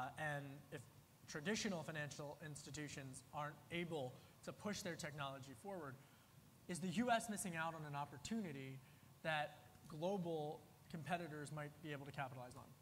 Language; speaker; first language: English; native; English